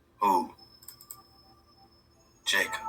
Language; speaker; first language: English; native; English